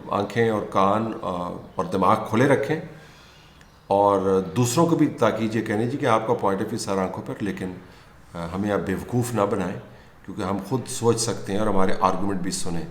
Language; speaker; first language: Urdu; native; Urdu